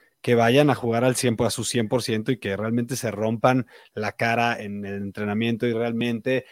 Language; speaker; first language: Spanish; native; Spanish